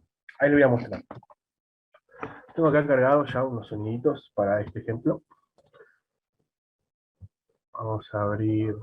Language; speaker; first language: Spanish; native; Spanish